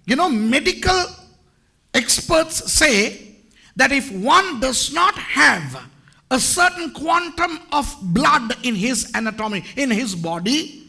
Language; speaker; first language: English; non-native, local second language; Tamil